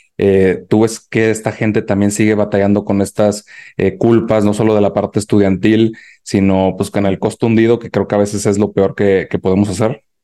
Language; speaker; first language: Spanish; native; Spanish